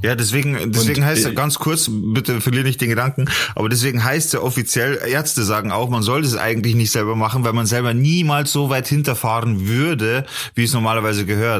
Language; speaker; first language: German; native; German